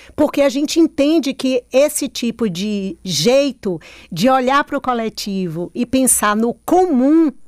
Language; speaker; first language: Portuguese; native; Portuguese